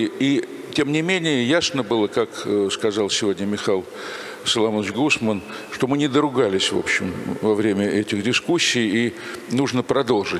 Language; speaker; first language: Russian; native; Russian